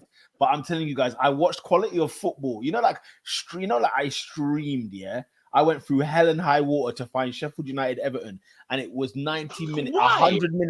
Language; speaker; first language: English; native; English